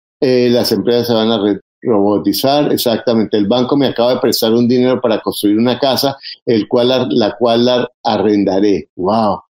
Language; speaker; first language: Spanish; native; Spanish